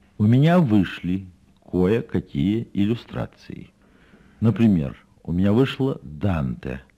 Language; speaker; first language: Russian; native; Russian